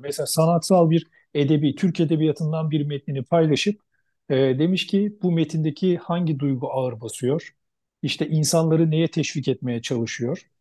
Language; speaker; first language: Turkish; native; Turkish